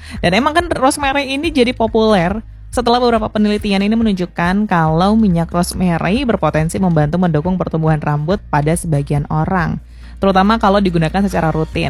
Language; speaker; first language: Indonesian; native; Indonesian